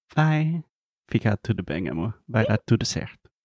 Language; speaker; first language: Portuguese; non-native, fluent; English